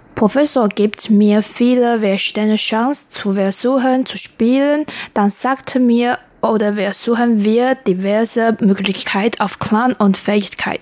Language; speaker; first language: German; non-native, learner; Chinese